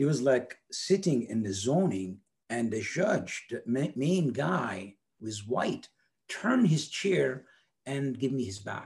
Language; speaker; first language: English; non-native, fluent; Arabic